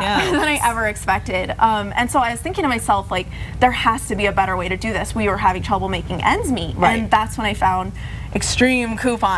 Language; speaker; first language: English; native; English